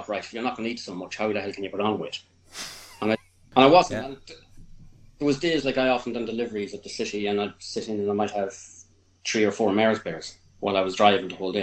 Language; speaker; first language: English; native; English